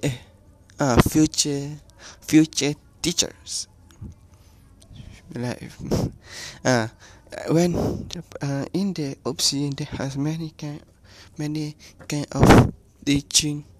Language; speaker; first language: English; non-native, learner; Malay